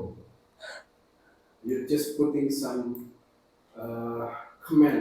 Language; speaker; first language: English; non-native, fluent; Indonesian